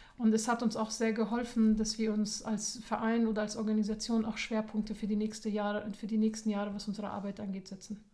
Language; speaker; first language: German; early bilingual, other home language; Persian